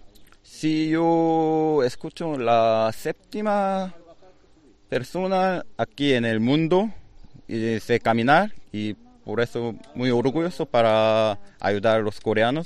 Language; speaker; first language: Spanish; non-native, learner; Korean